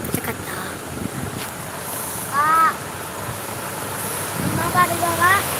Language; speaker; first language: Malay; non-native, local second language; Minangkabau